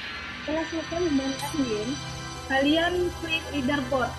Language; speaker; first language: Indonesian; native; Indonesian